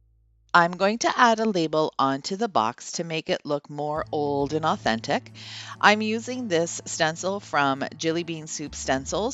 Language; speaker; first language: English; native; English